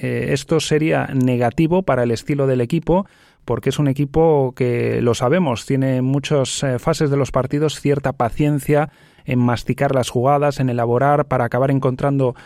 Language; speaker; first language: Spanish; native; Spanish